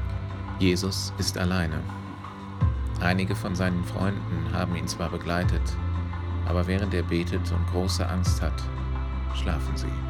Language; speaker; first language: German; native; German